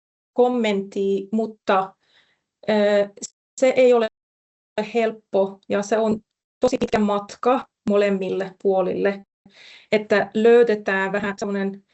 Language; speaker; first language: Finnish; non-native, fluent; Persian